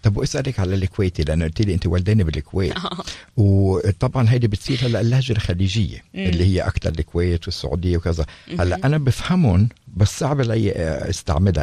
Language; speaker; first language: Arabic; native; Arabic